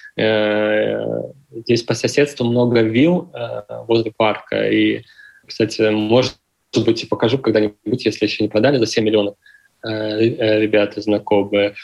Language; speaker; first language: Russian; native; Russian